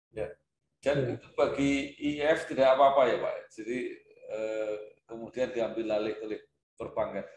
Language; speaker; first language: Indonesian; native; Indonesian